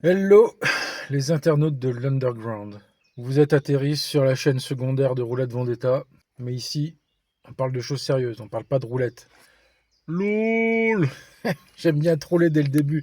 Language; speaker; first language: French; native; French